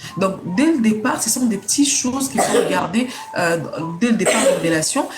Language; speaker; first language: French; non-native, local second language; Lingala